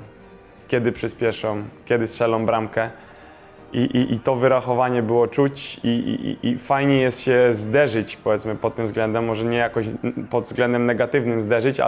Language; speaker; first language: Polish; native; Polish